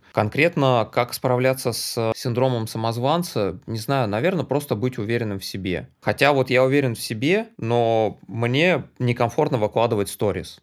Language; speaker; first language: Russian; native; Russian